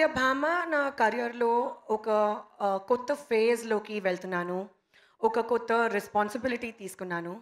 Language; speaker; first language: Telugu; non-native, local second language; Hindi